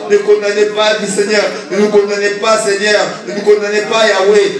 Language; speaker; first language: French; non-native, local second language; Lingala